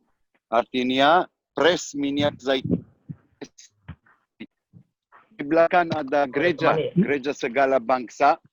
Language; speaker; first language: Indonesian; non-native, learner; Hebrew